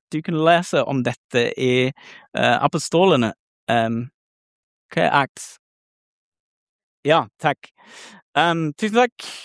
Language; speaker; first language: Norwegian; non-native, learner; English